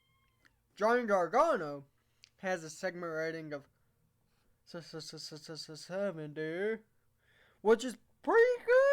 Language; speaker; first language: English; native; English